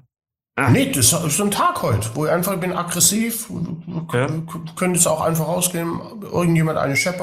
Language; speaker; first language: German; native; German